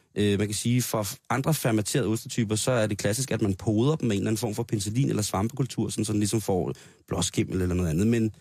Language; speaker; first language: Danish; native; Danish